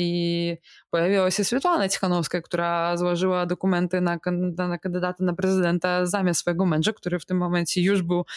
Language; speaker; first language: Polish; non-native, fluent; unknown